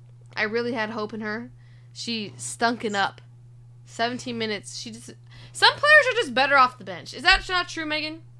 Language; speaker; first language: English; native; English